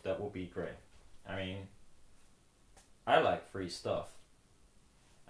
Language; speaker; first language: English; non-native, fluent; Dutch